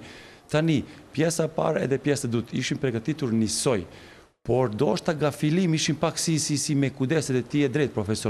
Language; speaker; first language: Albanian; non-native, learner; Serbian